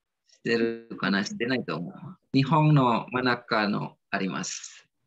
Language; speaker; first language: Japanese; non-native, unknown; Balinese